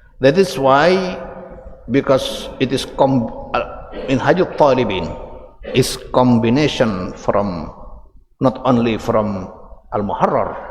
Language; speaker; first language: English; non-native, fluent; Indonesian